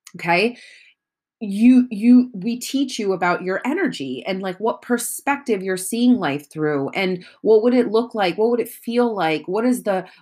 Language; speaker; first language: English; native; English